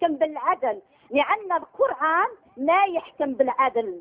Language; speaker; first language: Arabic; early bilingual, heritage; Arabic